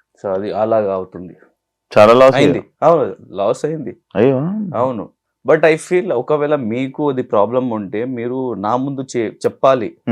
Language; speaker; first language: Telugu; non-native, local second language; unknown